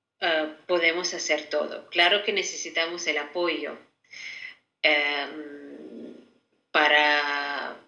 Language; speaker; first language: Spanish; non-native, fluent; Ukrainian